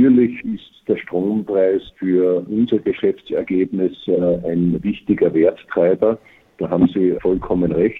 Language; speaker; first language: German; native; German